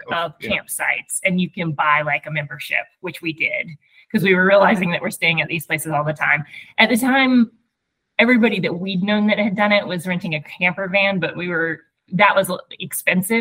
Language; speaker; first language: English; native; English